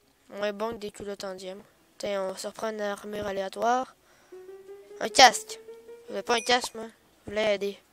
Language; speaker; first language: French; native; French